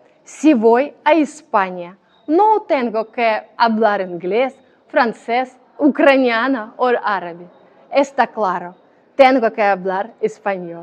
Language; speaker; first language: Spanish; non-native, learner; Russian